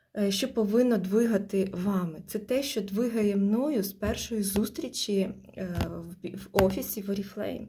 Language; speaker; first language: Ukrainian; non-native, local second language; Russian